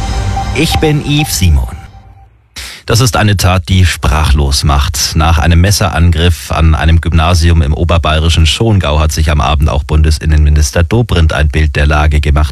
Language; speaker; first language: German; native; German